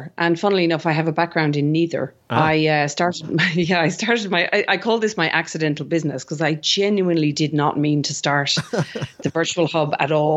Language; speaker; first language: English; native; English